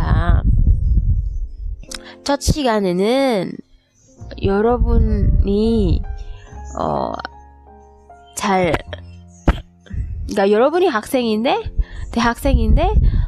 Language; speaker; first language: Korean; non-native, fluent; Indonesian